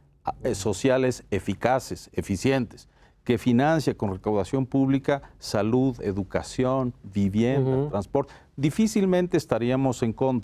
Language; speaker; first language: Spanish; native; Spanish